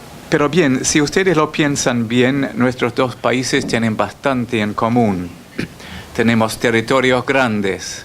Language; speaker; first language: Spanish; non-native, fluent; English